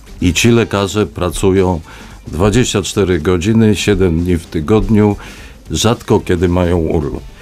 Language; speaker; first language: Polish; native; Polish